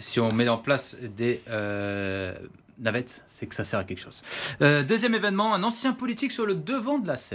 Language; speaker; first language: French; native; French